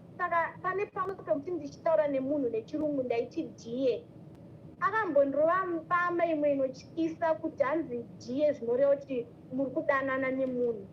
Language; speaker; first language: Shona; non-native, local second language; North Ndebele